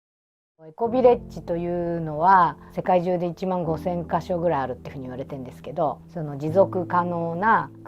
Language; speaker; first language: Japanese; native; Japanese